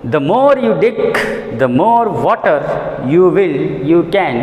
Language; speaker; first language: English; non-native, local second language; Gujarati